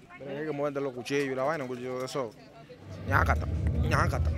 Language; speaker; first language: Spanish; native; Spanish